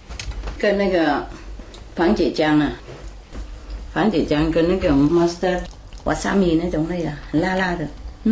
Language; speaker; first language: Chinese; non-native, fluent; Vietnamese